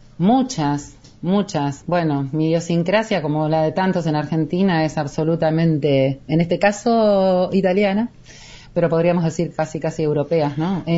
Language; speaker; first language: Spanish; native; Spanish